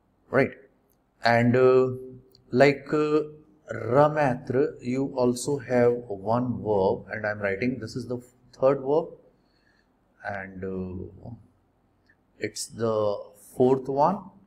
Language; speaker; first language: English; non-native, local second language; Hindi